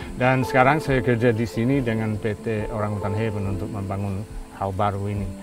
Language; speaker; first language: Indonesian; non-native, fluent; English